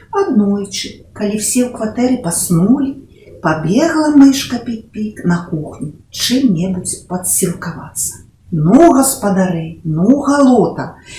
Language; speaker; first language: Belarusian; non-native, local second language; Russian